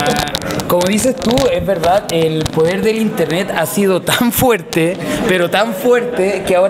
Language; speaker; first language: Spanish; native; Spanish